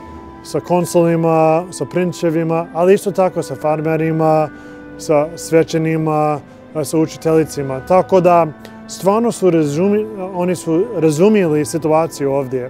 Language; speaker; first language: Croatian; non-native, learner; English